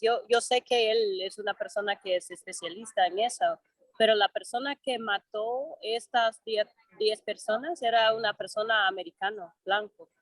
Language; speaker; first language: Spanish; non-native, fluent; English